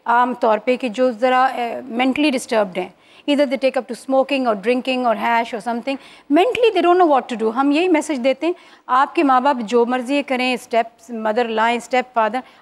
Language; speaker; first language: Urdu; native; Urdu